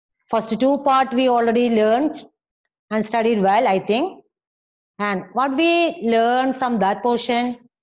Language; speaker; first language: English; non-native, local second language; Malayalam